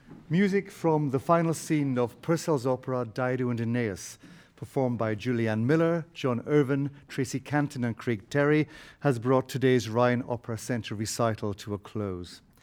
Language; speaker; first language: English; native; English